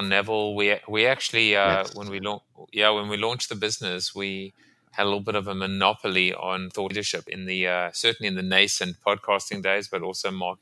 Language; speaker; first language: English; native; English